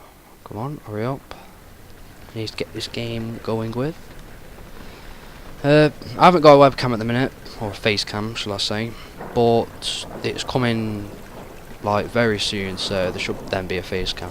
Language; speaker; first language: English; native; English